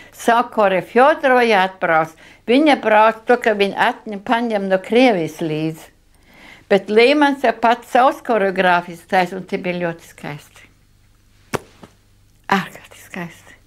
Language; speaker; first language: Latvian; non-native, local second language; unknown